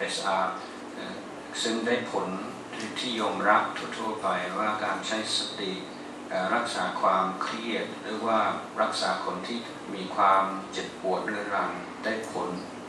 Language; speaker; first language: Thai; non-native, fluent; English